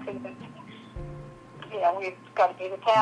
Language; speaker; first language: English; native; English